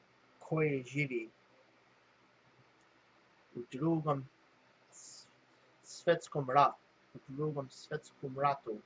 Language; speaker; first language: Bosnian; non-native, learner; English